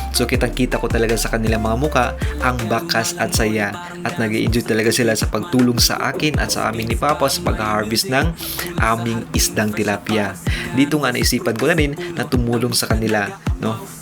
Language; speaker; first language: Filipino; non-native, local second language; Hiligaynon